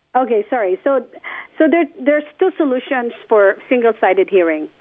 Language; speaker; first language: English; non-native, local second language; Filipino